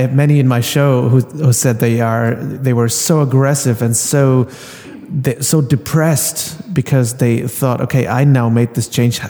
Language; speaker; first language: English; non-native, fluent; German